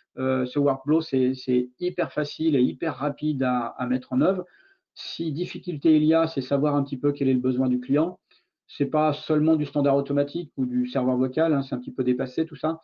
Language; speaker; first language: French; native; French